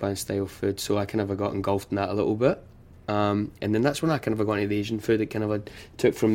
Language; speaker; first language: English; native; English